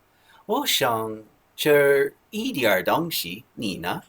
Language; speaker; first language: Chinese; non-native, learner; English